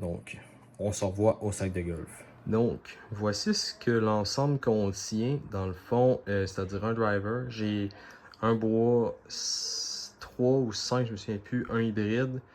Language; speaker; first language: French; native; French